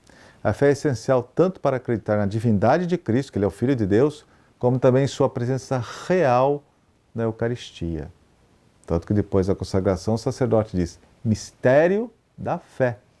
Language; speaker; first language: Portuguese; native; Portuguese